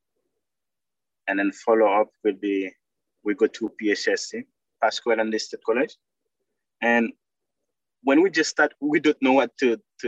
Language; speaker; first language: English; non-native, learner; Haitian Creole